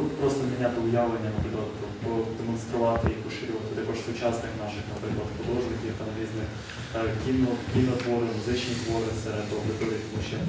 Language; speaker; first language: Ukrainian; native; Ukrainian